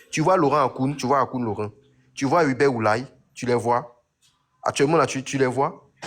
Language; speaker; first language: French; native; French